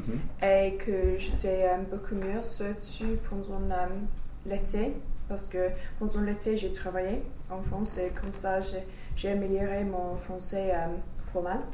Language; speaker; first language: French; non-native, fluent; English